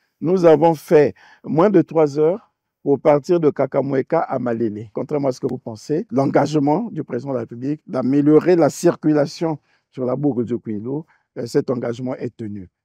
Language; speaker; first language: French; native; French